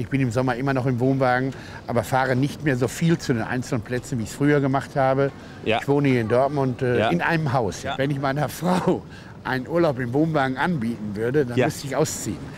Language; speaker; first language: German; native; German